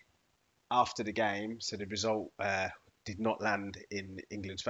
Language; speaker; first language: English; native; English